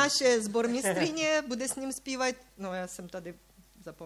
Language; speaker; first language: Czech; non-native, fluent; Ukrainian